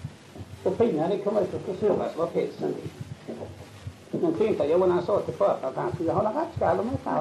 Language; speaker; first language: Swedish; native; Swedish